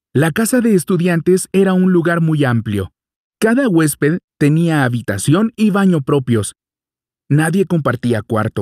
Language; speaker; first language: Spanish; native; Spanish